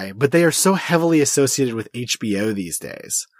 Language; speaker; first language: English; early bilingual, other home language; Swedish